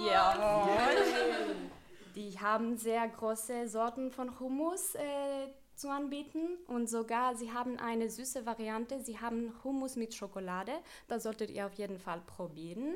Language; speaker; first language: German; non-native, fluent; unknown